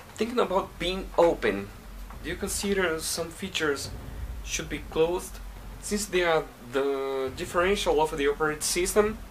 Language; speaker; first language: English; non-native, fluent; Portuguese